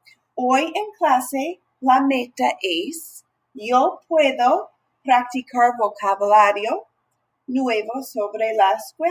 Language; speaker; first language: Spanish; non-native, fluent; English